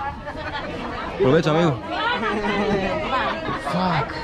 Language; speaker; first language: Spanish; non-native, learner; Greek